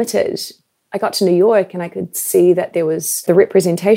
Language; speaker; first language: English; native; English